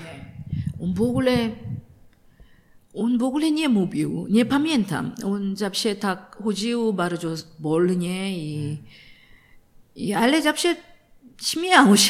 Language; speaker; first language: Polish; non-native, learner; Korean